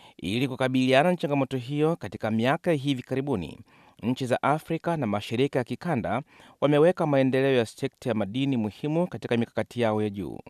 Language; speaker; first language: Swahili; native; Swahili